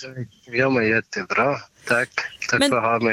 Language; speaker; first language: Swedish; non-native, fluent; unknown